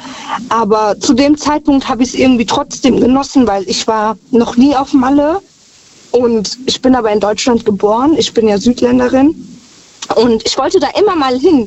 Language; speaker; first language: German; native; German